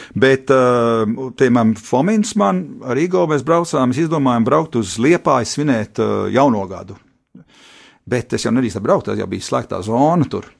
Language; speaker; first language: Latvian; early bilingual, heritage; Latvian